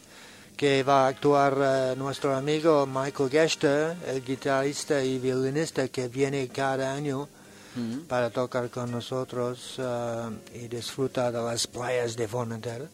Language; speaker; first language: Spanish; non-native, learner; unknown